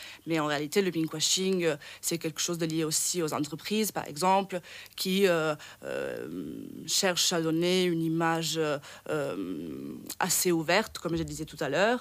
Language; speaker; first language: French; non-native, fluent; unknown